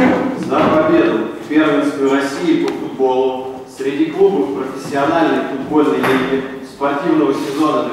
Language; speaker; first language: Russian; native; Russian